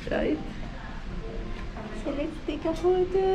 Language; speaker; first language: English; non-native, fluent; Arabic